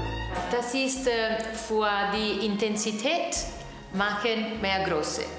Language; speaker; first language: German; non-native, learner; Italian